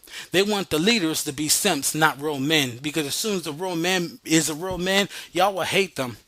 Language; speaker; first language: English; native; English